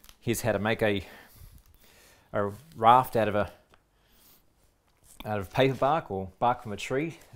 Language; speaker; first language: English; native; English